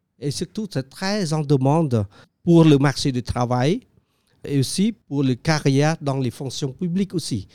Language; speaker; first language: French; non-native, fluent; Khmer